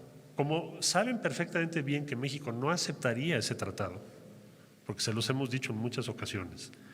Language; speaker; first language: Spanish; native; Spanish